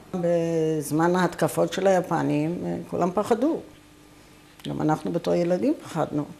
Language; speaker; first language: Hebrew; non-native, fluent; German